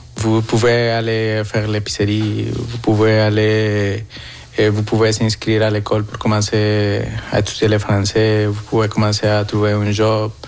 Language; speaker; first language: French; non-native, fluent; Spanish